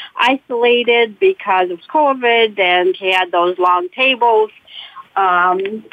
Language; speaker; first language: English; non-native, fluent; Russian